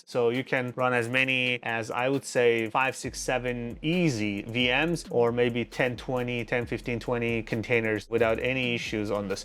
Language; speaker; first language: English; non-native, fluent; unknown